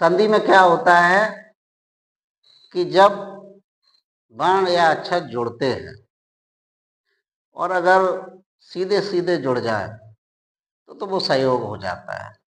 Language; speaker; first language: Hindi; native; Hindi